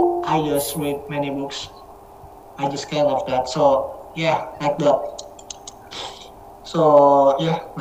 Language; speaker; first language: English; non-native, learner; Indonesian